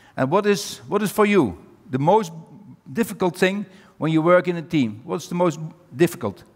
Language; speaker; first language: English; non-native, fluent; Dutch